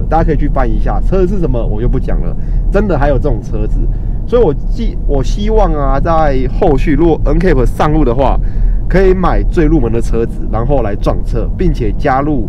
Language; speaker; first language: Chinese; native; Chinese